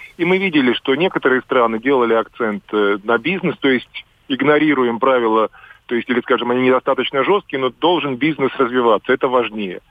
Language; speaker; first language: Russian; native; Russian